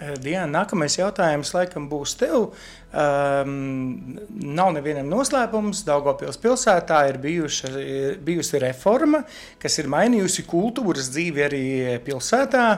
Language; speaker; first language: Latvian; native; Latvian